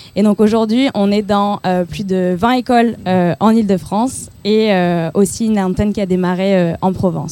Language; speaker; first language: French; native; French